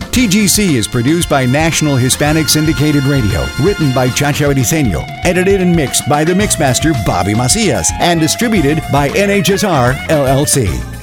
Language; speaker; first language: English; early bilingual, other home language; Spanish